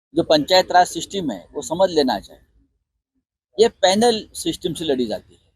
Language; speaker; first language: Hindi; non-native, local second language; Marathi